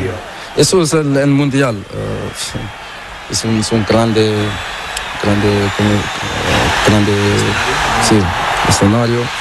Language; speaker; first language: Spanish; non-native, learner; Portuguese